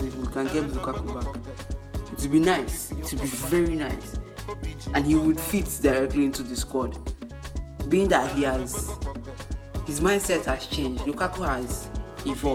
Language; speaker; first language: English; non-native, local second language; Yoruba